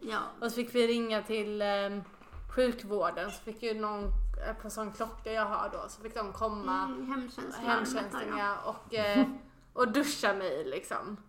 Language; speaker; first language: Swedish; native; Swedish